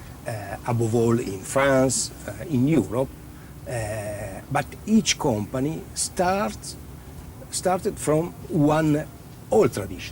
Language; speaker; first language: English; non-native, learner; Italian